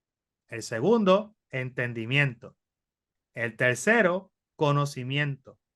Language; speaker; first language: Spanish; native; Spanish